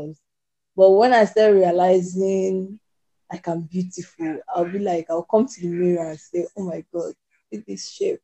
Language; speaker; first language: English; non-native, local second language; Igbo